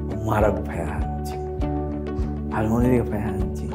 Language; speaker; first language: Korean; non-native, fluent; Bangla